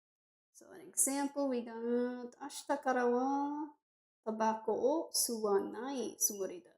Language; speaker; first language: Japanese; non-native, learner; English